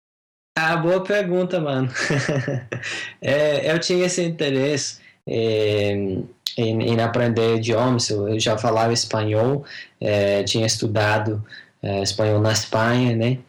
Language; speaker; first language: Portuguese; non-native, fluent; English